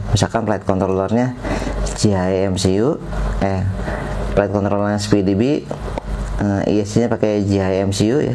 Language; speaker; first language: Indonesian; native; Indonesian